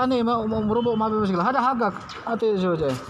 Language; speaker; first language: Arabic; non-native, learner; Filipino